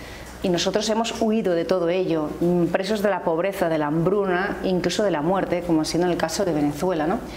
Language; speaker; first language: Spanish; native; Spanish